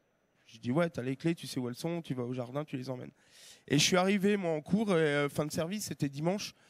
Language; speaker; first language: French; native; French